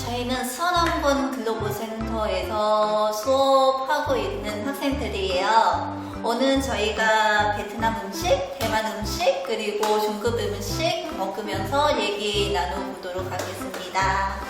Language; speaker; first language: Korean; non-native, learner; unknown